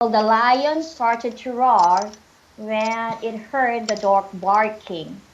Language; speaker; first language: English; non-native, fluent; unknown